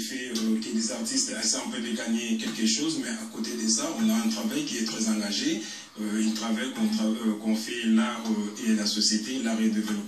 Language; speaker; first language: French; non-native, local second language; Lingala